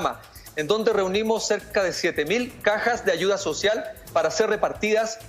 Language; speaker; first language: Spanish; native; Spanish